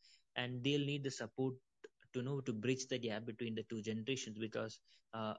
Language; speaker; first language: English; non-native, local second language; Malayalam